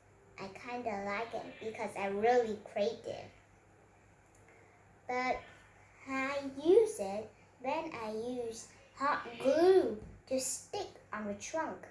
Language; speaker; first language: English; non-native, learner; Vietnamese